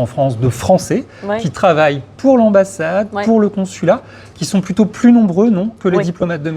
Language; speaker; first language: French; native; French